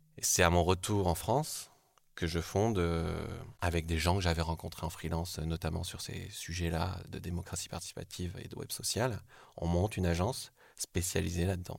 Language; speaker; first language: French; early bilingual, other home language; Korean